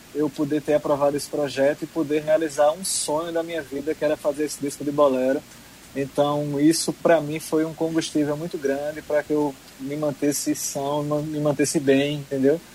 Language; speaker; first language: Portuguese; native; Portuguese